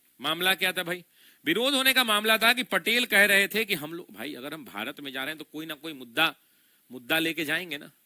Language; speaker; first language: Hindi; native; Hindi